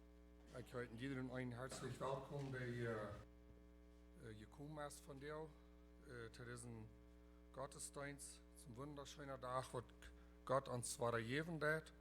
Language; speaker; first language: German; early bilingual, heritage; Plautdietsch